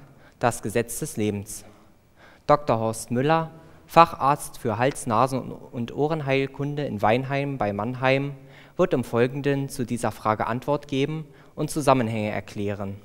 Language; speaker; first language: German; native; German